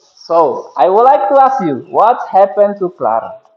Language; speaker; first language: English; non-native, fluent; Indonesian